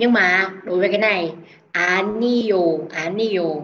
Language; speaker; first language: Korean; non-native, fluent; Vietnamese